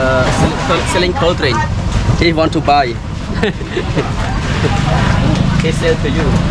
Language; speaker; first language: English; non-native, learner; Khmer